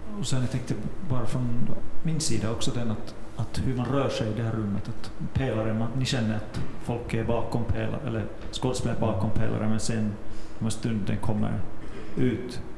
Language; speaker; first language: Swedish; non-native, fluent; Finnish